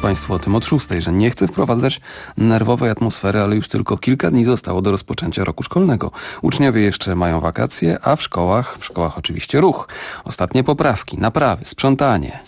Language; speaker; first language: Polish; native; Polish